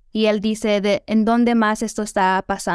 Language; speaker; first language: Spanish; early bilingual, heritage; Spanish